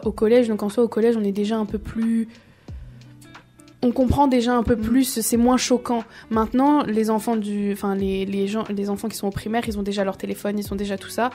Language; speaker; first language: French; native; French